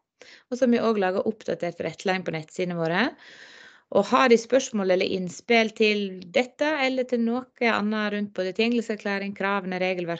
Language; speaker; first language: Norwegian; native; Norwegian